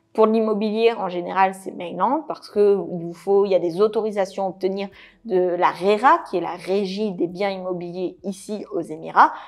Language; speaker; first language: French; native; French